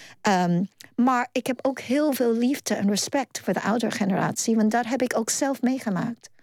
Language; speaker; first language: Dutch; non-native, fluent; Cantonese